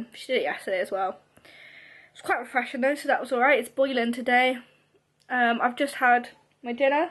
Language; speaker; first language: English; native; English